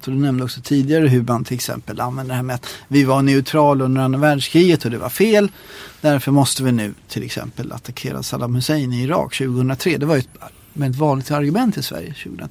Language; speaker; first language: Swedish; native; Swedish